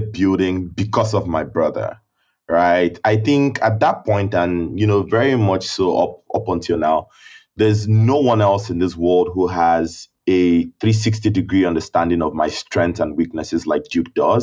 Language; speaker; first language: English; non-native, local second language; Igbo